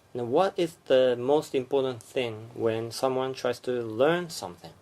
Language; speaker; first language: English; non-native, fluent; Japanese